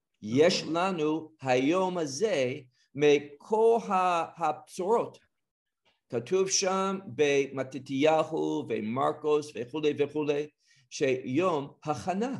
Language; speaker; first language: Hebrew; non-native, fluent; English